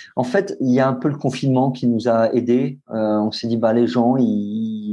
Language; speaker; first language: French; native; French